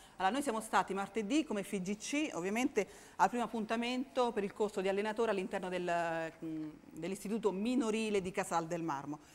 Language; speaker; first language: Italian; native; Italian